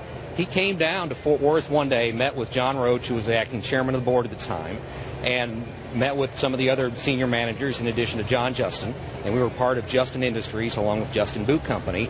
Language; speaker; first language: English; native; English